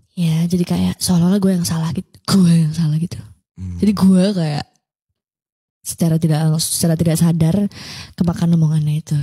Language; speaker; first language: Indonesian; native; Indonesian